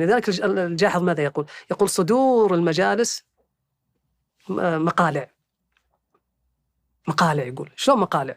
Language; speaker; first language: Arabic; native; Arabic